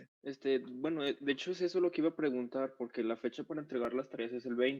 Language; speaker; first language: Spanish; native; Spanish